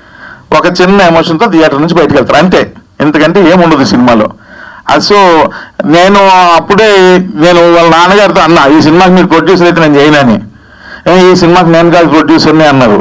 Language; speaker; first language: Telugu; native; Telugu